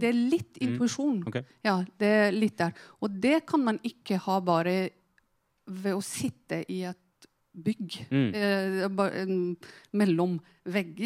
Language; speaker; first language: Norwegian; non-native, fluent; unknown